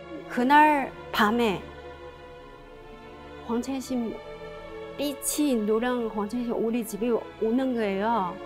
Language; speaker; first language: Korean; non-native, learner; Chinese